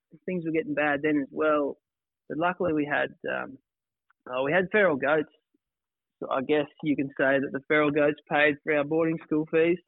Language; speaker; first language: English; native; English